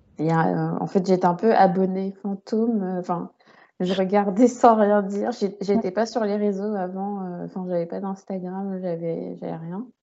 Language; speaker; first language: French; native; French